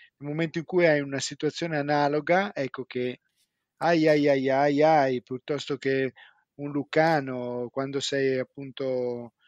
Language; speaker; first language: Italian; native; Italian